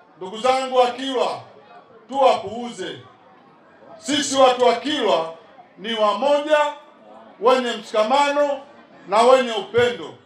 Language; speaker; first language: Swahili; native; Swahili